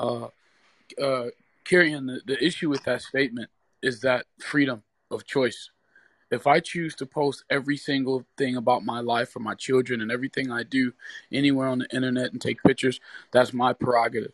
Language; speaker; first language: English; native; English